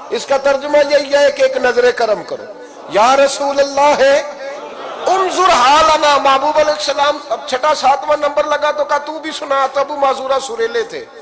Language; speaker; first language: Urdu; non-native, local second language; Punjabi